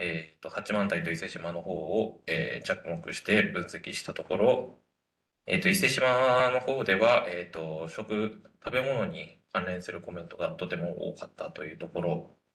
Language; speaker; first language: Japanese; native; Japanese